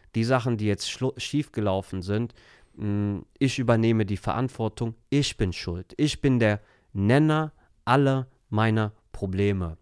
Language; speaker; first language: German; early bilingual, other home language; Turkish